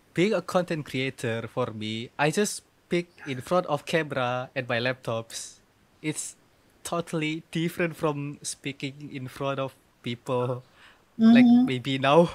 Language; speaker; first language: English; non-native, learner; Indonesian